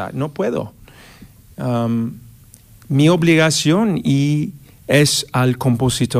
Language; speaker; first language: Spanish; non-native, learner; English